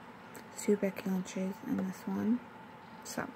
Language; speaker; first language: English; native; English